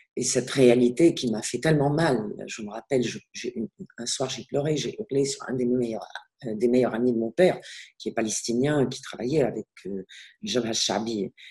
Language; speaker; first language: French; non-native, local second language; Arabic